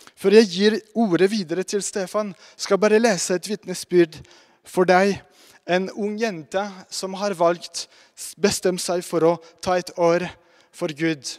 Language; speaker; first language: Norwegian; non-native, fluent; French